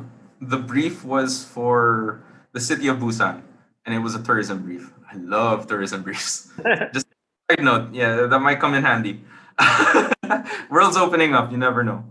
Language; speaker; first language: English; non-native, local second language; Filipino